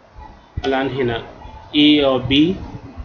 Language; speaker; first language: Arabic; non-native, learner; Urdu